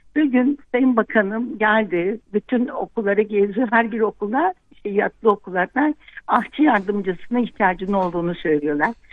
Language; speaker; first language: Turkish; non-native, local second language; Kurdish